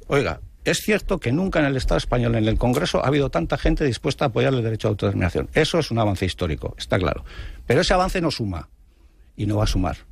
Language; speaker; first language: Spanish; non-native, local second language; Basque